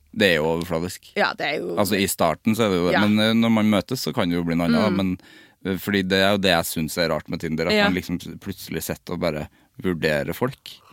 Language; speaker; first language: Norwegian; native; Norwegian